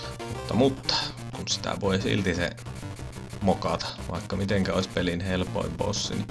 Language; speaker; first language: Finnish; native; Finnish